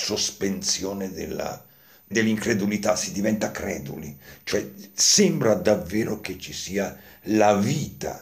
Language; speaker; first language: Italian; native; Italian